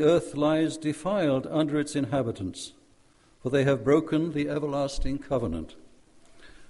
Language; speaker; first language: English; native; English